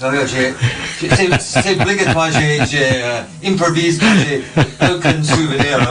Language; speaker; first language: French; non-native, learner; English